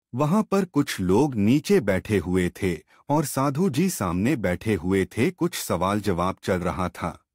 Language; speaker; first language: Hindi; non-native, local second language; Gujarati